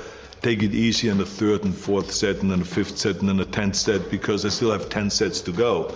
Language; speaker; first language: English; non-native, fluent; German